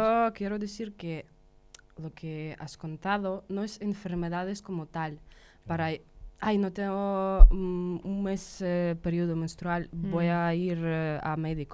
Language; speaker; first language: Spanish; non-native, fluent; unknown